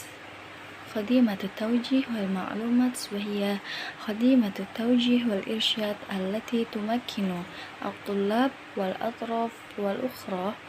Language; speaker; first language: Arabic; non-native, learner; Indonesian